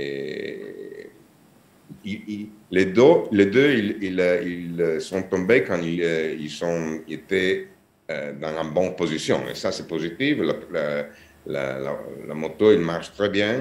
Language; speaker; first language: French; non-native, learner; Italian